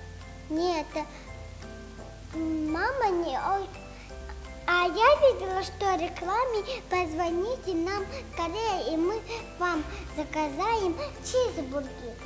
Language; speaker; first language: Russian; non-native, learner; Tajik